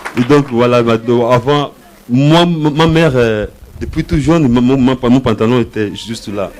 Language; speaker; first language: French; non-native, learner; Portuguese